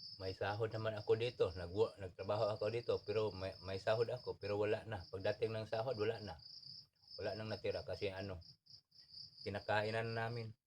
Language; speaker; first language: Filipino; non-native, local second language; Cebuano